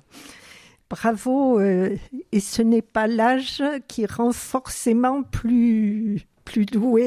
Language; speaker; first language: French; native; French